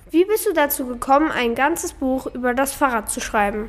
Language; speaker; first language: German; native; German